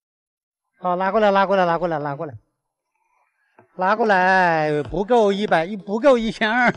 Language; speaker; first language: Chinese; native; Chinese